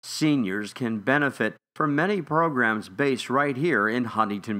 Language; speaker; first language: English; native; English